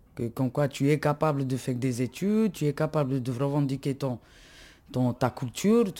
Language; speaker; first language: French; non-native, fluent; Slovak